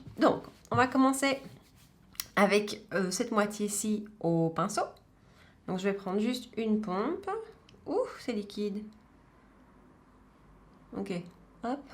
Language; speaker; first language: French; native; French